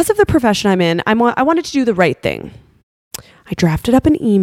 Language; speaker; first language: English; native; English